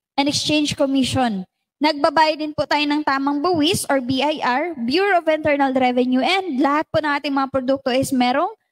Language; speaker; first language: Filipino; non-native, local second language; Bikol